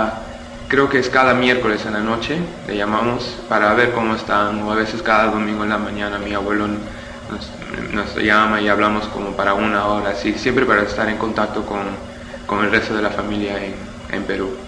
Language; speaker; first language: Spanish; early bilingual, heritage; Spanish